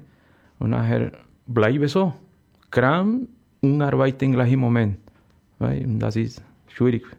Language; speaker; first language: German; non-native, learner; Spanish